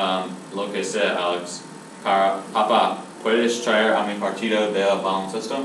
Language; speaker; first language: Spanish; non-native, learner; English